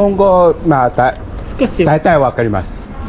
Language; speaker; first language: Japanese; non-native, learner; Chinese